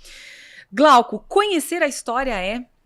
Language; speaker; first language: Portuguese; native; Portuguese